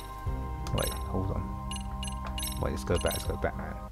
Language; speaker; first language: English; native; English